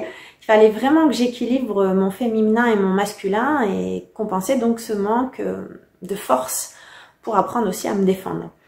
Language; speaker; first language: French; native; French